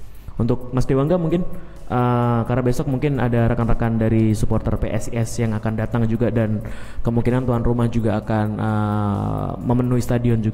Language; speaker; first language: Indonesian; native; Indonesian